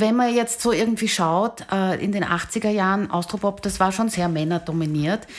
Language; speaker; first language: German; native; German